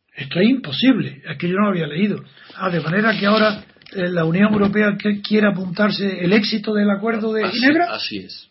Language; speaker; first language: Spanish; native; Spanish